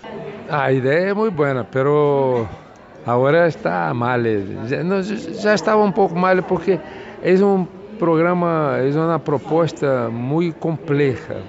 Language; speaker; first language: Spanish; non-native, fluent; Portuguese